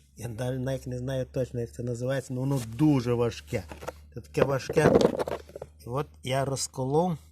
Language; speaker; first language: Ukrainian; non-native, local second language; Russian